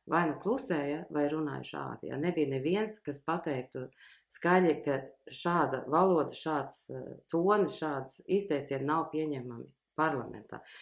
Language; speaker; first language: Latvian; early bilingual, heritage; Latvian